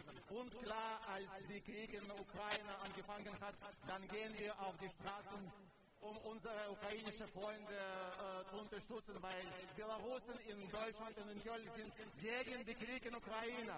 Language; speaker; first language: German; non-native, fluent; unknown